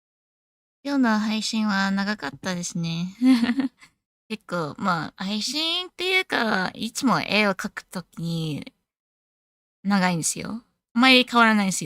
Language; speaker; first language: Japanese; non-native, learner; English